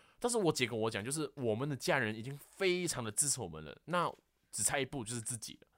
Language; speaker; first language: Chinese; non-native, local second language; Hakka Chinese